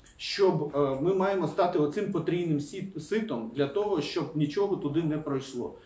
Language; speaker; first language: Ukrainian; non-native, local second language; Russian